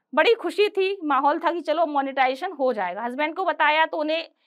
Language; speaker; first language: Hindi; native; Hindi